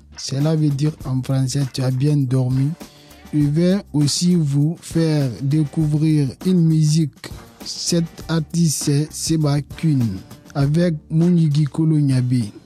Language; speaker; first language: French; non-native, local second language; Susu